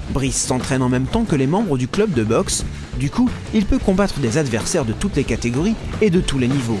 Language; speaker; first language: French; native; French